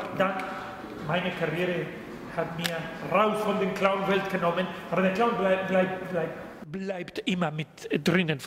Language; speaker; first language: German; non-native, learner; Spanish